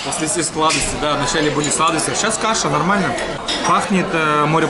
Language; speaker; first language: Russian; native; Russian